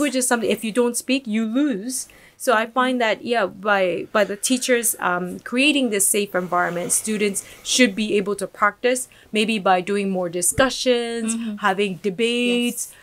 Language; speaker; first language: English; non-native, fluent; Japanese